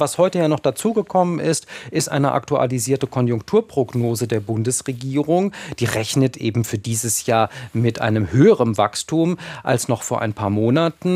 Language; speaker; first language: German; native; German